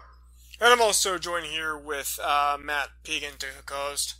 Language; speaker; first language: English; native; English